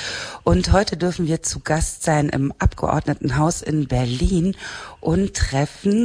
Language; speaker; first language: German; native; German